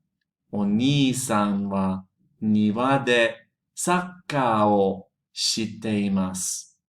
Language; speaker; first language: Japanese; non-native, fluent; English